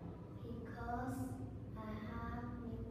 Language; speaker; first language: English; non-native, learner; Vietnamese